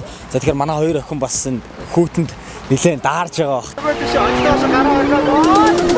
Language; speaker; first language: Mongolian; native; Mongolian